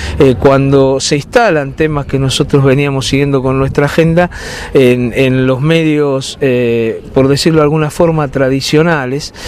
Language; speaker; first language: Spanish; native; Spanish